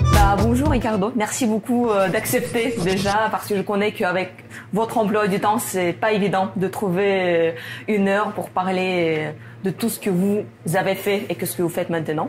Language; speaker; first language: French; non-native, fluent; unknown